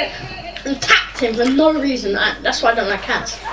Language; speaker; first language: English; native; English